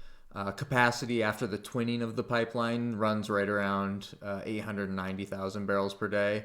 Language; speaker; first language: English; native; English